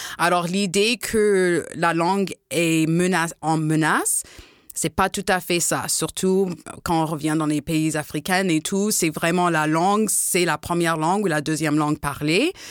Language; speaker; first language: French; non-native, local second language; English